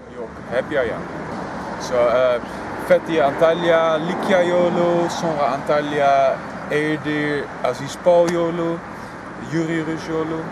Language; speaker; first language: Turkish; non-native, learner; Dutch